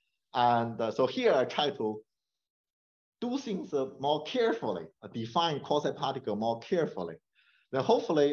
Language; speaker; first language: English; non-native, fluent; Chinese